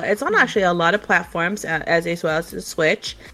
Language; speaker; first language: English; native; English